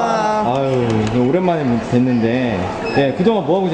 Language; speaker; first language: Korean; native; Korean